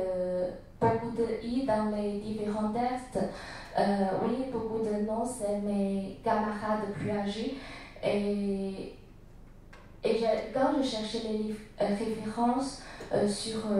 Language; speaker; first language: French; non-native, learner; Chinese